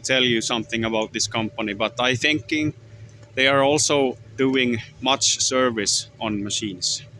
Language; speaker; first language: English; non-native, learner; Swedish